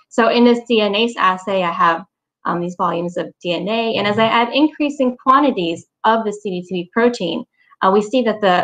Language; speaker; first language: English; native; English